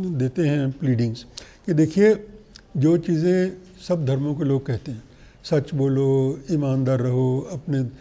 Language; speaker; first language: Hindi; native; Hindi